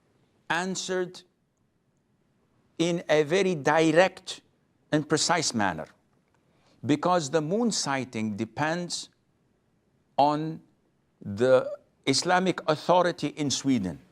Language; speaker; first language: English; non-native, fluent; Arabic